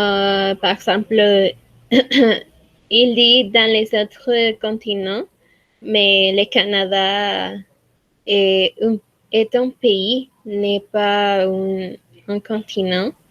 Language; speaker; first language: French; non-native, learner; Spanish